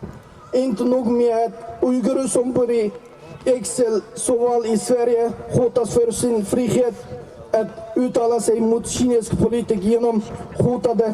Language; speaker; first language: Swedish; non-native, learner; Uyghur